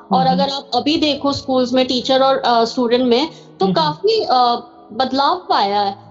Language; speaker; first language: Hindi; native; Hindi